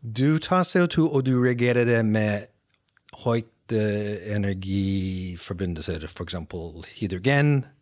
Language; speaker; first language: Norwegian; non-native, fluent; English